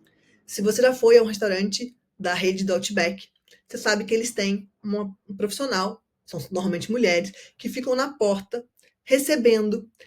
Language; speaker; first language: Portuguese; native; Portuguese